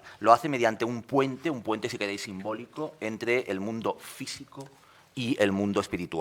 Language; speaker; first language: Spanish; native; Spanish